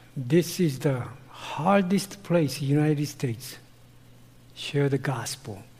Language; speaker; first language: English; non-native, fluent; Korean